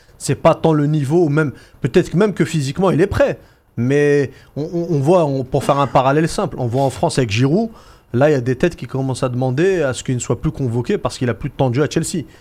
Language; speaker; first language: French; native; French